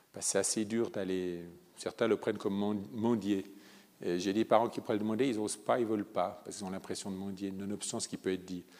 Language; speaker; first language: French; early bilingual, other home language; Italian